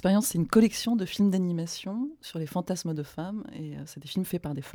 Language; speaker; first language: French; native; French